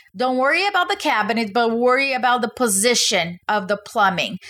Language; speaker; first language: English; non-native, fluent; Portuguese